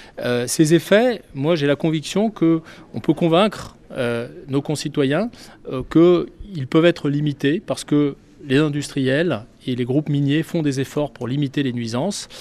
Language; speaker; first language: French; native; French